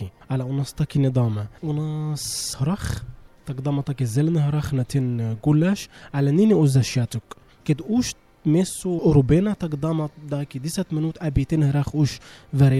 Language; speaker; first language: Slovak; non-native, learner; Arabic